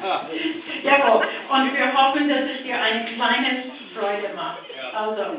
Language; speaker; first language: German; non-native, fluent; English